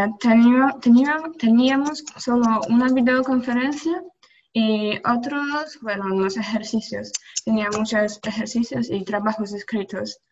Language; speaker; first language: Spanish; non-native, learner; Polish